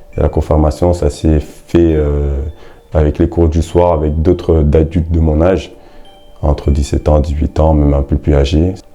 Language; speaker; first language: French; early bilingual, other home language; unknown